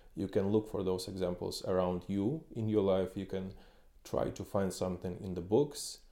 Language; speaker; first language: English; non-native, fluent; Ukrainian